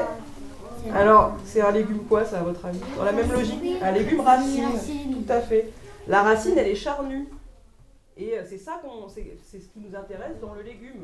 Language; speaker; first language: French; native; French